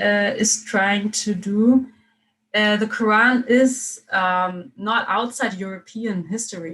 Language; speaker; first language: English; non-native, fluent; German